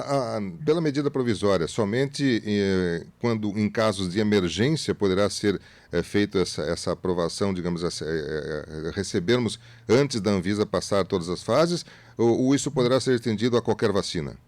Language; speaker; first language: Portuguese; native; Portuguese